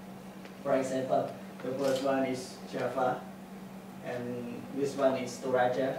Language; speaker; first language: English; non-native, fluent; Indonesian